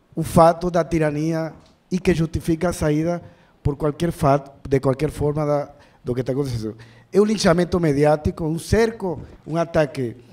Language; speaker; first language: Portuguese; non-native, learner; Spanish